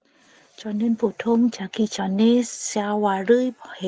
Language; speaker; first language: Korean; non-native, learner; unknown